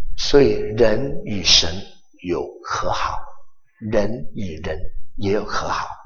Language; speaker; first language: Chinese; non-native, local second language; Cantonese